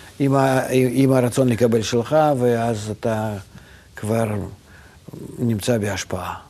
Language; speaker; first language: Hebrew; non-native, fluent; Russian